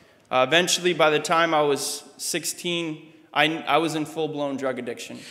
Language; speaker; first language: English; early bilingual, other home language; Russian